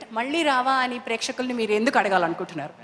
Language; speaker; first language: Telugu; native; Telugu